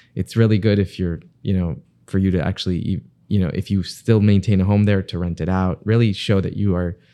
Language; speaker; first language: English; native; English